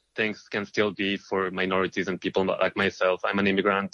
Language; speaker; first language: English; non-native, fluent; Hebrew